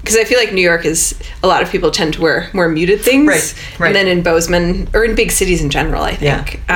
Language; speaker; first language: English; native; English